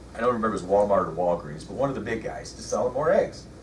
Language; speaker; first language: English; native; English